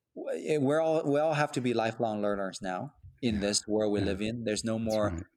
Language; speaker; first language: English; early bilingual, other home language; Chinese